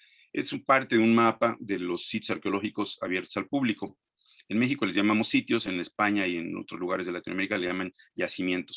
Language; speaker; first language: Spanish; native; Spanish